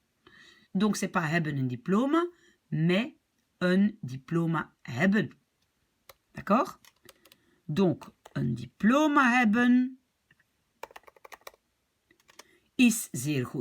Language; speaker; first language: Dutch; non-native, fluent; French